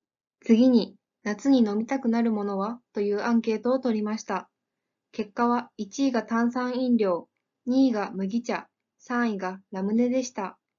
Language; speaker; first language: Japanese; native; Japanese